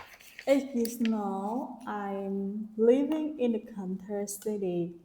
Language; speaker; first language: English; non-native, learner; Vietnamese